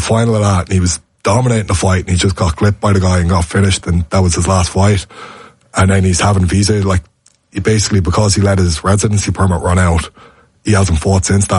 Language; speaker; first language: English; native; English